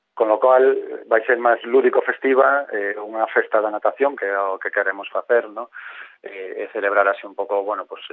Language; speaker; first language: Galician; non-native, local second language; Spanish